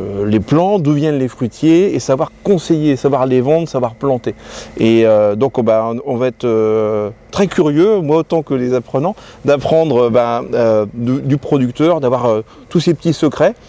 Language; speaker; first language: French; native; French